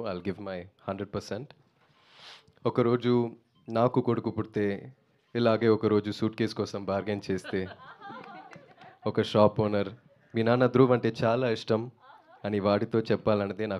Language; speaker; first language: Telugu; non-native, learner; Tamil